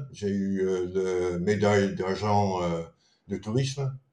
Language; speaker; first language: French; non-native, fluent; Dutch